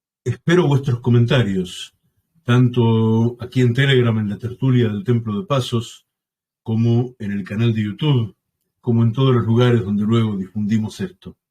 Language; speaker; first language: Spanish; native; Spanish